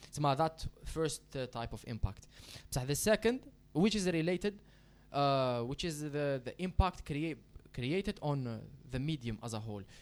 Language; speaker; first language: English; non-native, fluent; Arabic